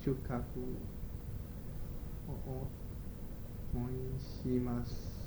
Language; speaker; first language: Japanese; non-native, learner; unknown